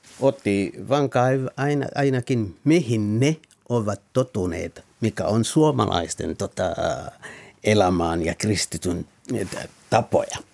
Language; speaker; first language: Finnish; non-native, fluent; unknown